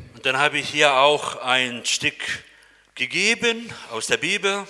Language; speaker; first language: German; non-native, fluent; Portuguese